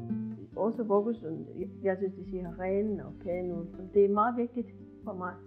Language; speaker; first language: Danish; non-native, learner; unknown